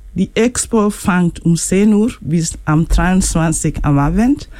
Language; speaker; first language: German; non-native, learner; Luo (Kenya and Tanzania)